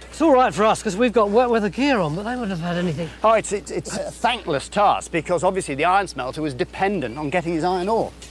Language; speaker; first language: English; native; English